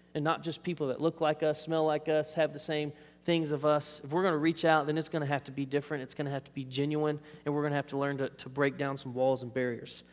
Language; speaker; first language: English; native; English